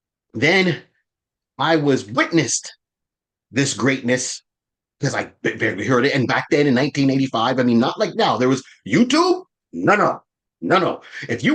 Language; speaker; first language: English; native; English